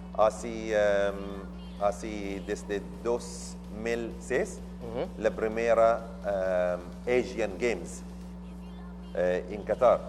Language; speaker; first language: Spanish; non-native, learner; Arabic